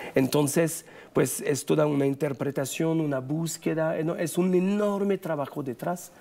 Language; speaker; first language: Spanish; non-native, fluent; French